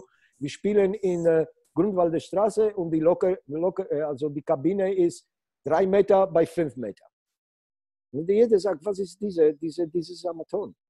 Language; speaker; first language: German; non-native, learner; Polish